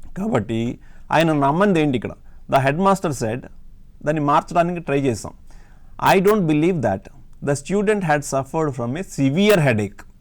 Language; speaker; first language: Telugu; native; Telugu